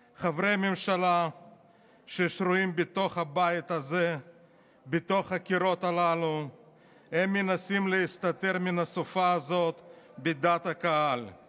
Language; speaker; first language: Hebrew; non-native, fluent; Russian